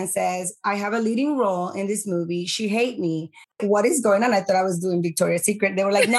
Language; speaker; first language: English; early bilingual, other home language; Spanish